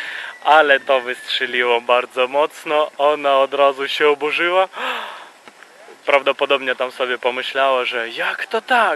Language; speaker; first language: Polish; non-native, fluent; Russian